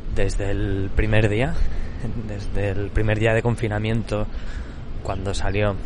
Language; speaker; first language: Spanish; non-native, local second language; Catalan